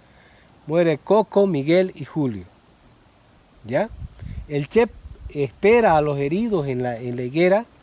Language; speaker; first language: Spanish; native; Spanish